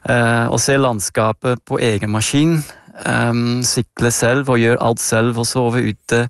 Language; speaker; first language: Norwegian; non-native, fluent; Dutch